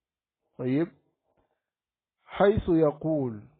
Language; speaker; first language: Arabic; non-native, fluent; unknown